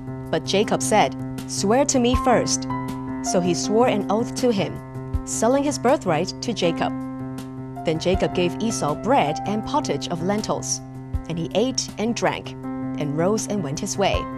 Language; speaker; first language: English; non-native, local second language; Cantonese